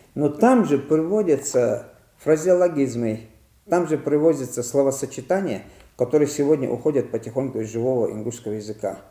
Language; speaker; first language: Russian; non-native, local second language; Ingush